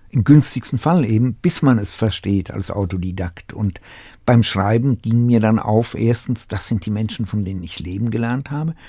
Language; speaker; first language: German; native; German